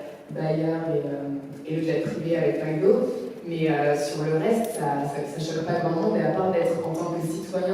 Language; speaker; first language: French; native; French